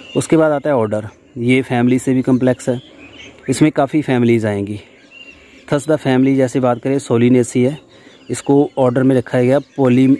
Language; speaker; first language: Hindi; non-native, local second language; Punjabi